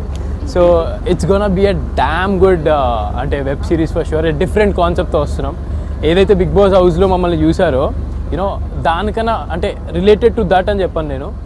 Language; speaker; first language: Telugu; native; Telugu